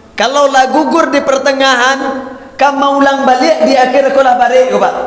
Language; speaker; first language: Malay; non-native, local second language; Minangkabau